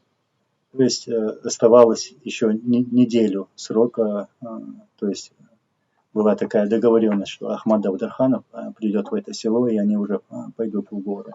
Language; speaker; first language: Russian; non-native, local second language; Chechen